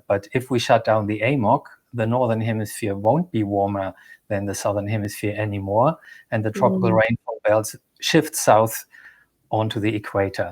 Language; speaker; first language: English; non-native, fluent; German